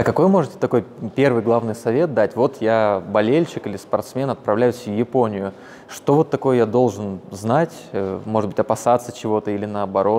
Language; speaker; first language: Russian; native; Russian